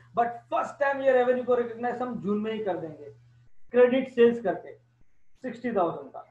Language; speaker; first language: Hindi; non-native, local second language; Gujarati